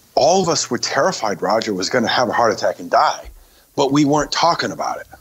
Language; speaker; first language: English; native; English